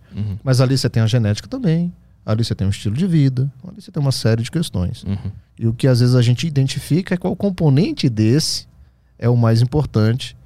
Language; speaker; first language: Portuguese; native; Portuguese